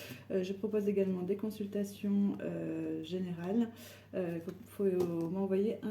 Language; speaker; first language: French; native; French